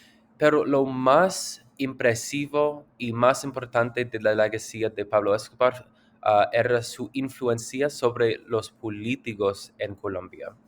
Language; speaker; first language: Spanish; non-native, learner; English